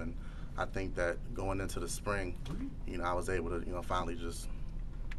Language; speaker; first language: English; native; English